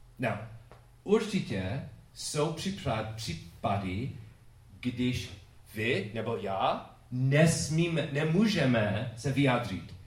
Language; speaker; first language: Czech; non-native, fluent; English